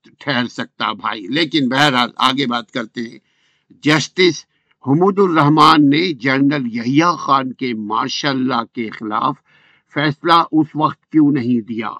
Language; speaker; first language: Urdu; native; Urdu